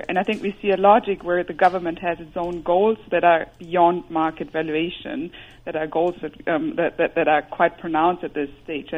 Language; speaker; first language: English; non-native, fluent; German